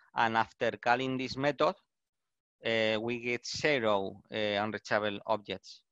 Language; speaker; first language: English; non-native, learner; Spanish